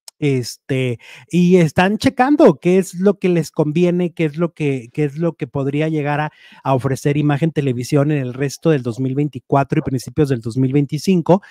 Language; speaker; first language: Spanish; native; Spanish